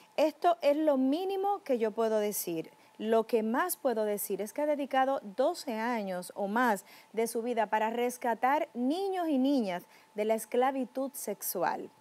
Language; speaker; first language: Spanish; native; Spanish